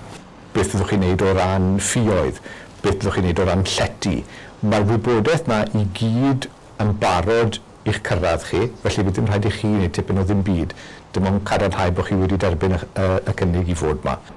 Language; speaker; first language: Welsh; native; Welsh